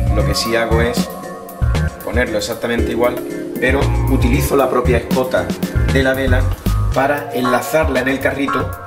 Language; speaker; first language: Spanish; native; Spanish